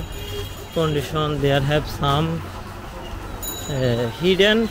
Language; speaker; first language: English; non-native, learner; Bangla